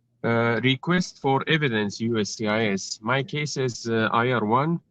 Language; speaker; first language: English; non-native, learner; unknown